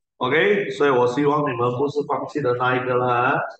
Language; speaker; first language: Chinese; native; Chinese